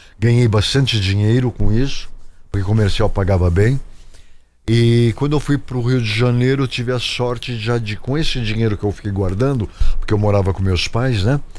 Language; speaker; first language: Portuguese; native; Portuguese